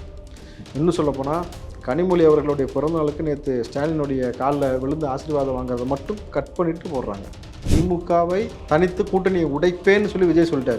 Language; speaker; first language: Tamil; native; Tamil